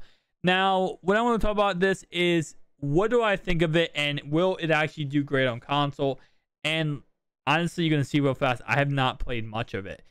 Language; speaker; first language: English; native; English